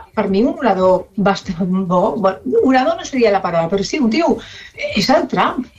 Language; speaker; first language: Catalan; non-native, local second language; Spanish